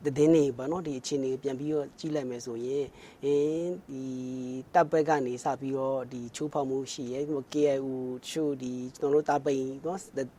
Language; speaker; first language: Burmese; non-native, local second language; Kachin